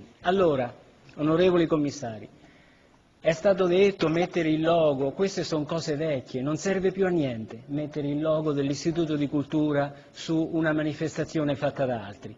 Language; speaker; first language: Italian; native; Italian